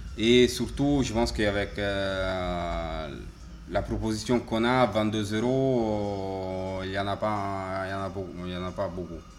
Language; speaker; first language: French; non-native, fluent; Italian